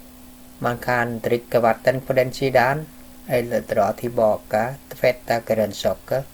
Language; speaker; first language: Swedish; non-native, learner; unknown